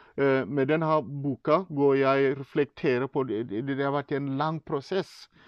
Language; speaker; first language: Norwegian; non-native, fluent; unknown